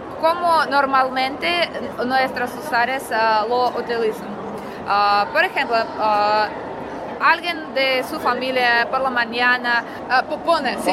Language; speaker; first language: Spanish; non-native, learner; Russian